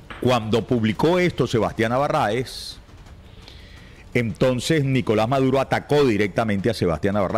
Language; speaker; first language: Spanish; native; Spanish